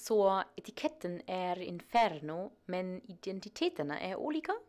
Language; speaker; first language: Swedish; non-native, fluent; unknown